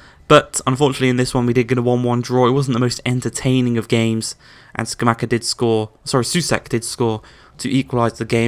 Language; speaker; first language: English; native; English